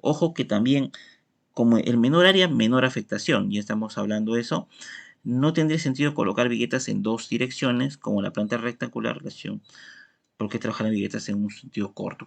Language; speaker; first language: Spanish; native; Spanish